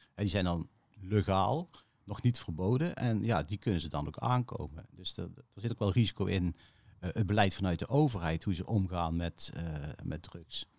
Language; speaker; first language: Dutch; native; Dutch